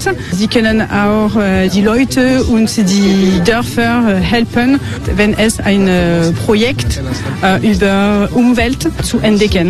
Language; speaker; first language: German; non-native, learner; French